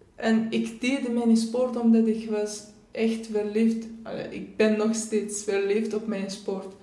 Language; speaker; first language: Dutch; non-native, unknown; Persian